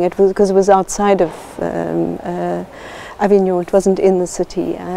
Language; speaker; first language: English; native; English